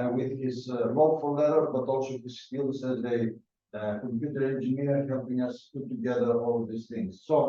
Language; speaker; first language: English; non-native, fluent; Greek